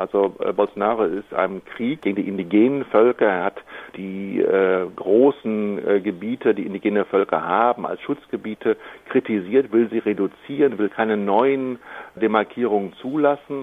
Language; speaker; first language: German; native; German